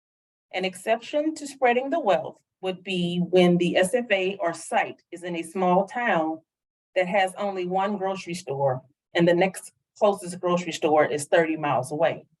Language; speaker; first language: English; native; English